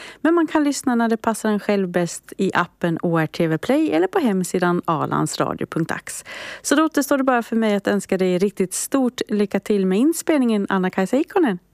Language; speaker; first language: Swedish; native; Swedish